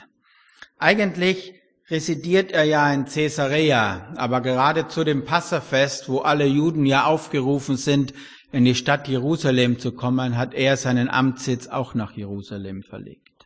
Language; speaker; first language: German; native; German